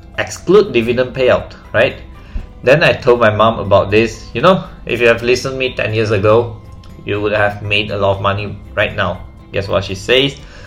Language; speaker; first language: English; non-native, local second language; Chinese